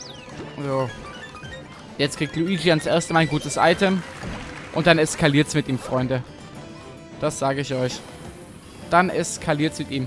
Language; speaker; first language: German; native; German